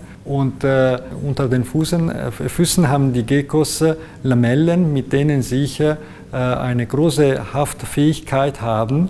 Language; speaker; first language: German; non-native, local second language; Italian